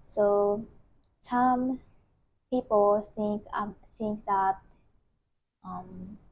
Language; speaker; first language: English; non-native, learner; Japanese